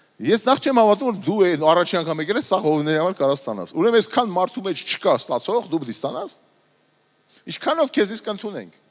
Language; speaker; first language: Armenian; native; Armenian